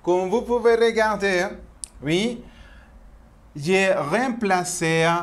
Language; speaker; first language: French; non-native, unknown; Spanish